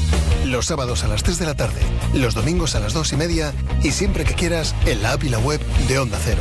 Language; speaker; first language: Spanish; native; Spanish